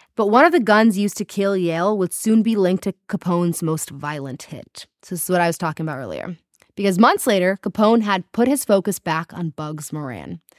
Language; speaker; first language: English; native; English